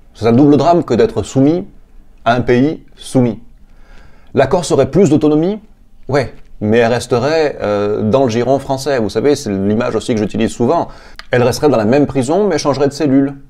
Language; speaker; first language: French; native; French